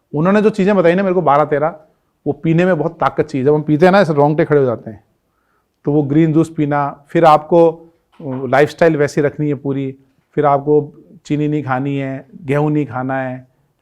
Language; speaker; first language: Hindi; native; Hindi